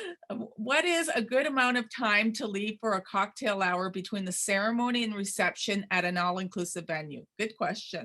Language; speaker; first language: English; native; English